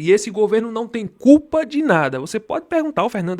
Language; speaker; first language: Portuguese; native; Portuguese